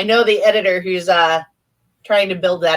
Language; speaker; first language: English; native; English